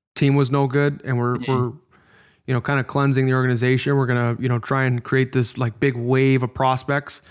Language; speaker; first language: English; native; English